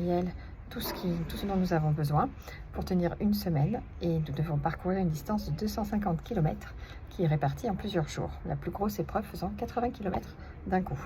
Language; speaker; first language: French; native; French